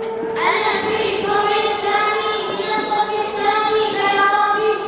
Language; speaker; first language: Arabic; non-native, learner; Urdu